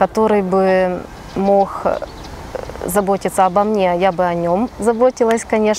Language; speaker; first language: Russian; native; Russian